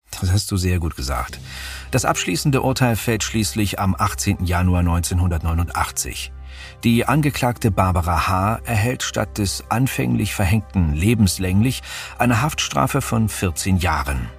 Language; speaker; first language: German; native; German